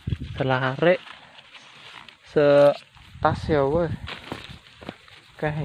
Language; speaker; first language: Indonesian; non-native, local second language; Javanese